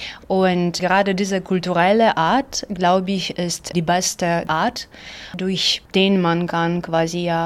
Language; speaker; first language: German; non-native, learner; Ukrainian